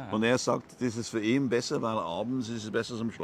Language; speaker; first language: German; non-native, learner; English